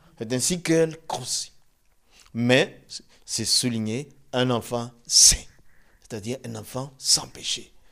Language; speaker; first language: French; non-native, local second language; Dyula